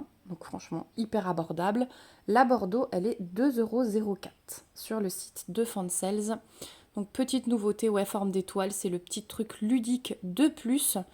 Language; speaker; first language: French; native; French